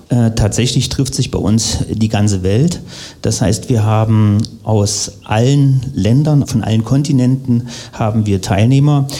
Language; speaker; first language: German; native; German